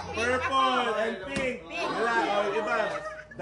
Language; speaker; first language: Filipino; native; Filipino